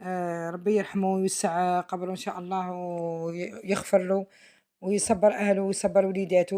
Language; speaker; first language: Arabic; native; Arabic